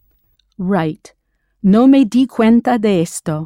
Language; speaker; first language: Spanish; non-native, fluent; English